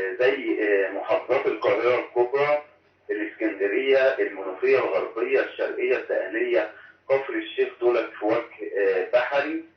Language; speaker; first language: Arabic; native; Arabic